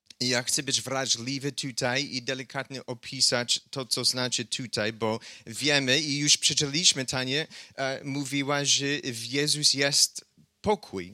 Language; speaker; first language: Polish; non-native, fluent; English